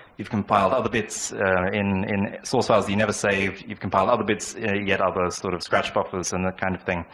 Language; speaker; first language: English; native; English